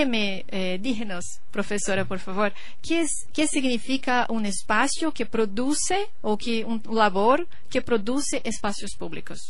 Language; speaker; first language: Spanish; non-native, learner; Portuguese